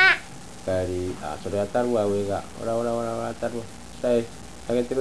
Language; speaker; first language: Japanese; native; Japanese